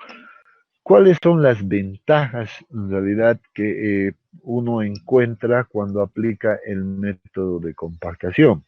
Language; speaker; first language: Spanish; native; Spanish